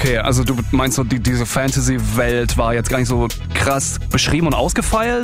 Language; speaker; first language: German; native; German